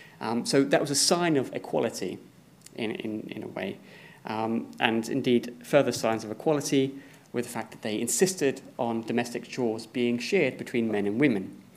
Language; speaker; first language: English; native; English